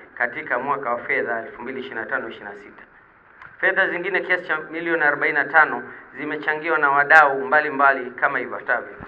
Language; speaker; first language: Swahili; native; Swahili